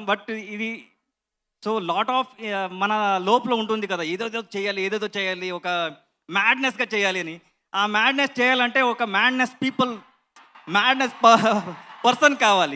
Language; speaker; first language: Telugu; non-native, learner; Kannada